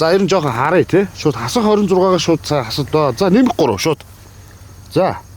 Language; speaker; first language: Mongolian; native; Mongolian